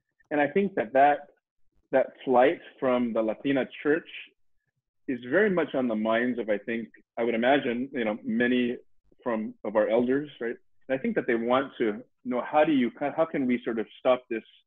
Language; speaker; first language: English; early bilingual, other home language; Spanish